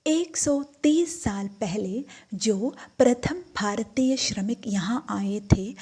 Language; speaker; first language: Hindi; non-native, local second language; Malayalam